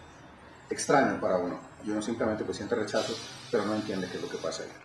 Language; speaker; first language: Spanish; native; Spanish